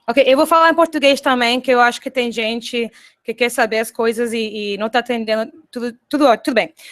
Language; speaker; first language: Portuguese; non-native, fluent; English